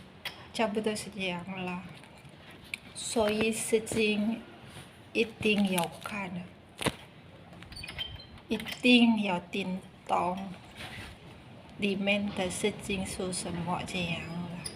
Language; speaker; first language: Chinese; early bilingual, heritage; Chinese